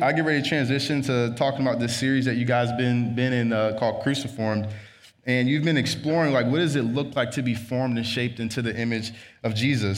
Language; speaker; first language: English; native; English